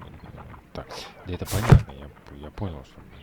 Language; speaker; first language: Russian; native; Russian